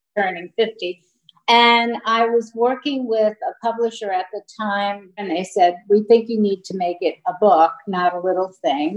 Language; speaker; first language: English; native; English